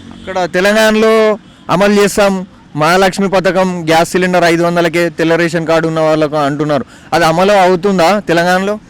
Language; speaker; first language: Telugu; native; Telugu